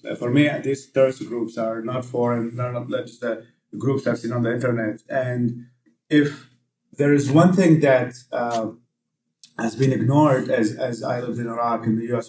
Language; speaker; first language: English; non-native, fluent; Arabic